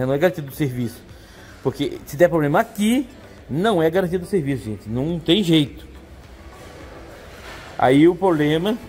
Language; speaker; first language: Portuguese; native; Portuguese